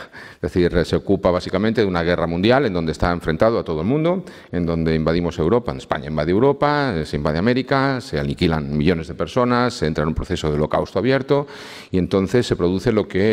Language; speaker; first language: Spanish; native; Spanish